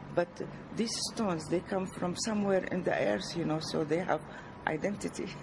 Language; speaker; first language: English; non-native, fluent; Arabic